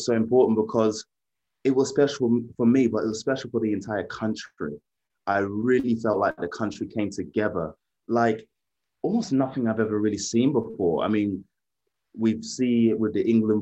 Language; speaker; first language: English; native; English